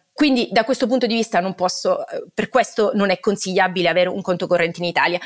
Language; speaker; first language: Italian; native; Italian